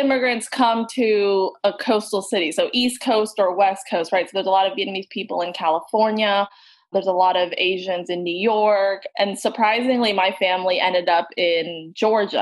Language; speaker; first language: English; native; English